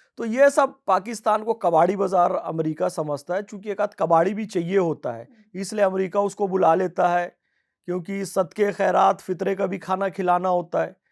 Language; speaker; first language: Hindi; native; Hindi